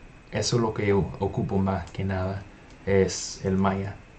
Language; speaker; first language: Spanish; non-native, fluent; English